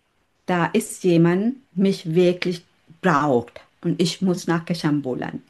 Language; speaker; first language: German; non-native, learner; Sinhala